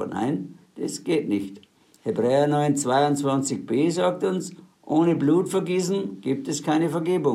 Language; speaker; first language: German; native; German